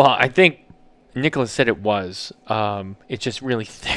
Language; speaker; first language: English; native; English